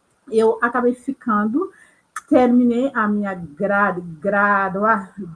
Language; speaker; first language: Portuguese; non-native, local second language; Haitian Creole